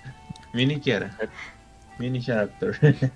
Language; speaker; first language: Japanese; non-native, learner; Spanish